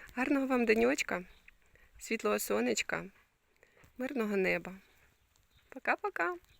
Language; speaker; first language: Ukrainian; native; Ukrainian